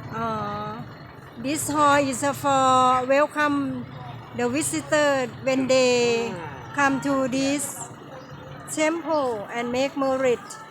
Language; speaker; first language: English; non-native, learner; Thai